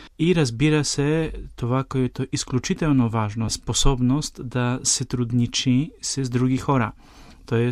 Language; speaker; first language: Bulgarian; non-native, fluent; Polish